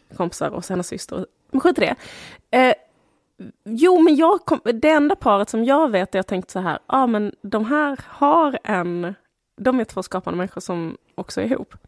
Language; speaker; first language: Swedish; native; Swedish